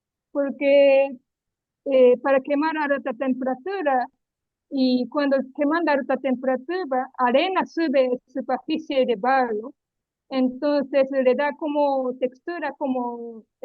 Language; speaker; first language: Spanish; non-native, learner; Japanese